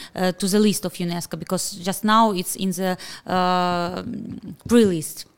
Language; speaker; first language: English; non-native, fluent; Ukrainian